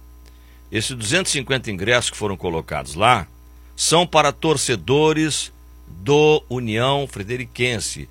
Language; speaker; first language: Portuguese; native; Portuguese